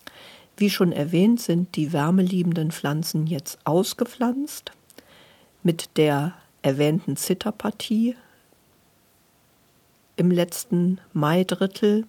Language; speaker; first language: German; native; German